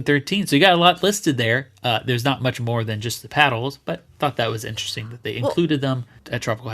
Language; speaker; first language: English; native; English